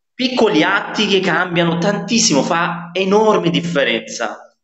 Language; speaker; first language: Italian; non-native, fluent; Nepali